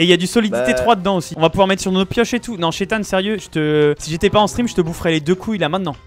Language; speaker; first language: French; native; French